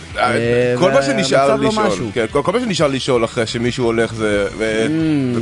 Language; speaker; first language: Hebrew; native; Hebrew